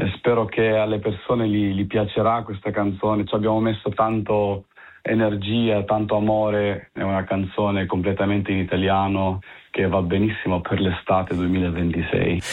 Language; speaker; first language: Italian; early bilingual, heritage; Italian